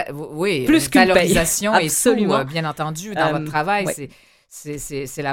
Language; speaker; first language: French; native; French